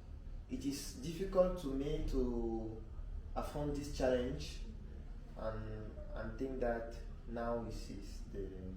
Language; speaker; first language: English; non-native, learner; French